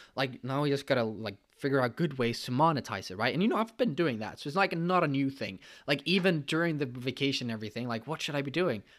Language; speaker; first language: English; non-native, fluent; Swedish